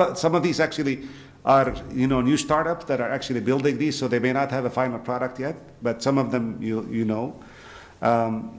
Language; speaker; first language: English; non-native, fluent; Arabic